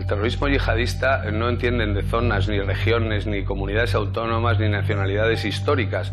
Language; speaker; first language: Spanish; native; Spanish